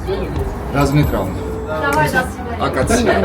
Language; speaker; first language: Russian; non-native, learner; Georgian